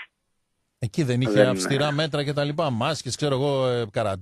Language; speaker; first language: Greek; native; Greek